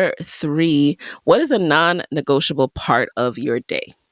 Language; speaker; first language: English; native; English